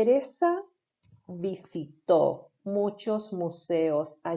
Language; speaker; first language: Spanish; non-native, fluent; English